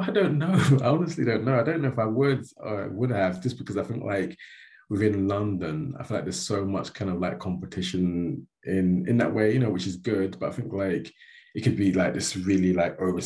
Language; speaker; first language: English; native; English